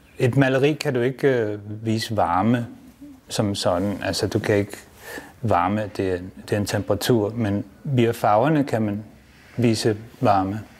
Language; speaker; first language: Danish; non-native, fluent; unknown